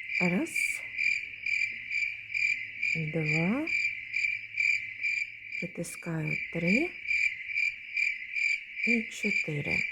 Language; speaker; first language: Ukrainian; native; Ukrainian